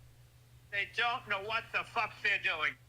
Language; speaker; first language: English; native; English